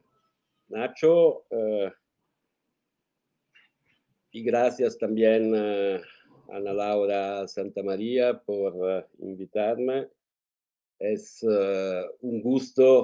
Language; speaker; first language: Spanish; non-native, fluent; Italian